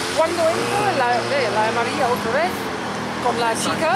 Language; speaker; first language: Spanish; non-native, learner; English